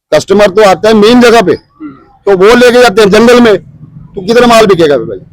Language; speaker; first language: Urdu; non-native, local second language; Punjabi